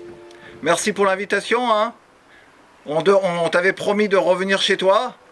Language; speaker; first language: French; native; French